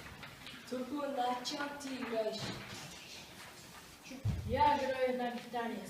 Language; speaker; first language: Russian; non-native, learner; Mongolian